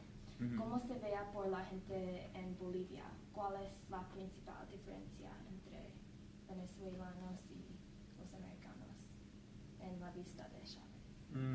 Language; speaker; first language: Spanish; non-native, learner; English